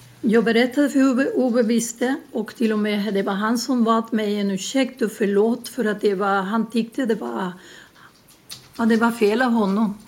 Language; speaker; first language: Swedish; non-native, learner; Spanish